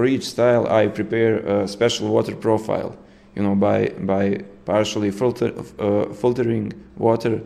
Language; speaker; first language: English; non-native, fluent; Serbian